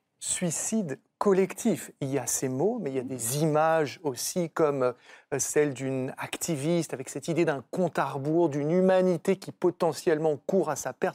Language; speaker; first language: French; native; French